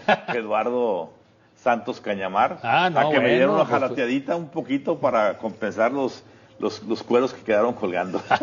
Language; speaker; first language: Spanish; native; Spanish